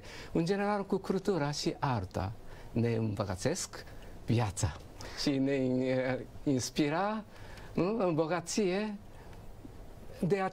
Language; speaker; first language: Romanian; non-native, learner; Japanese